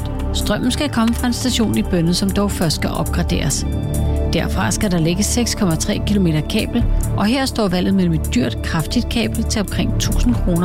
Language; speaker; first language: Danish; native; Danish